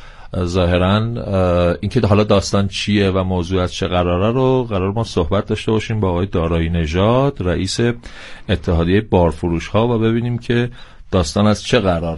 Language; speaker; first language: Persian; native; Persian